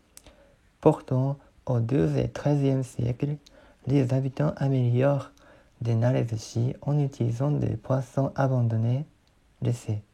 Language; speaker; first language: French; non-native, learner; Japanese